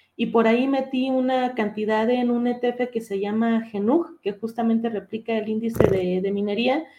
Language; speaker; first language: Spanish; native; Spanish